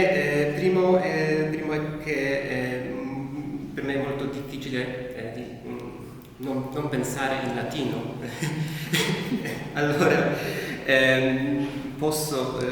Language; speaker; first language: Italian; non-native, learner; Polish